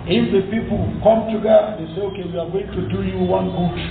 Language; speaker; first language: English; non-native, local second language; Yoruba